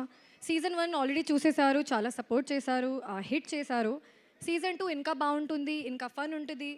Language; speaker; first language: Telugu; non-native, learner; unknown